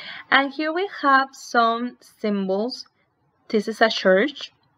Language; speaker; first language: English; non-native, fluent; Spanish